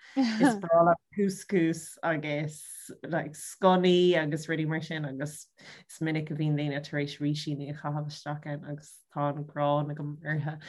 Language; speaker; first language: Irish; native; Irish